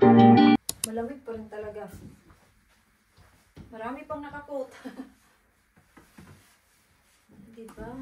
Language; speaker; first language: Filipino; native; Filipino